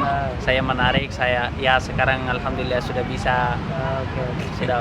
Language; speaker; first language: Indonesian; non-native, learner; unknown